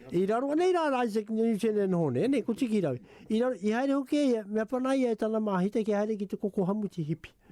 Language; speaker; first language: Māori; native; Māori